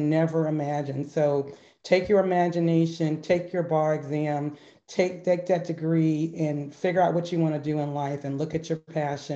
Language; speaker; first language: English; native; English